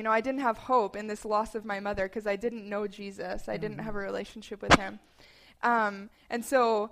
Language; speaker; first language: English; native; English